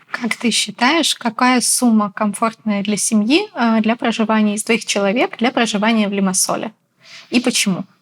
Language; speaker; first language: Russian; native; Russian